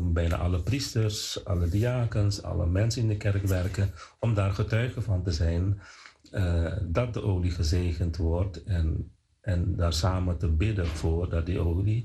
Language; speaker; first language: Dutch; non-native, fluent; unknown